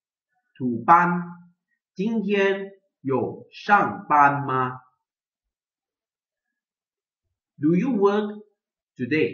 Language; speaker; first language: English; non-native, local second language; Chinese